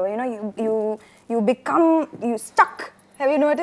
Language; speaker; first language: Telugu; non-native, local second language; Tamil